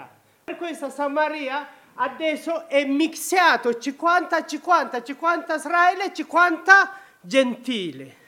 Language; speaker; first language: Italian; non-native, learner; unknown